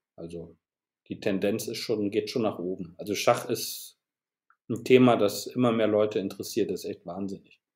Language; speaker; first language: German; native; German